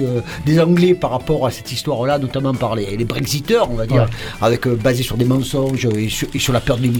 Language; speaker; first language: French; native; French